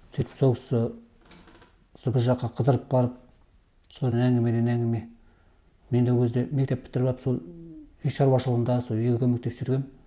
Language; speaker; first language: Kazakh; early bilingual, heritage; Kazakh